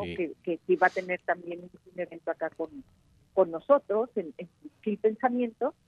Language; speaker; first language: Spanish; native; Spanish